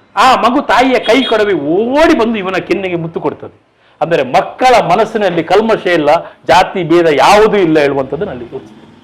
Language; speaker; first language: Kannada; non-native, local second language; Tulu